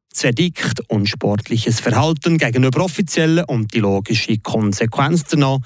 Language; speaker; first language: German; native; German